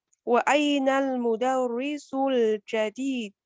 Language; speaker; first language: Arabic; non-native, learner; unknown